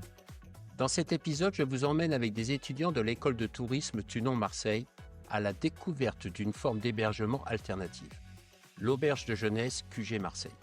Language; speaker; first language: French; native; French